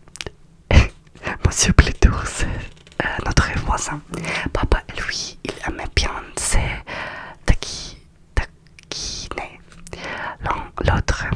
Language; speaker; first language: French; non-native, learner; Russian